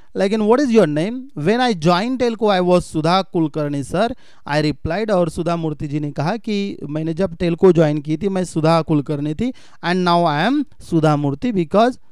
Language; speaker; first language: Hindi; non-native, local second language; Marathi